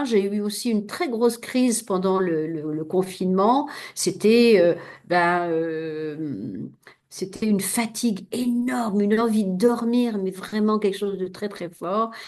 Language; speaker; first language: French; native; French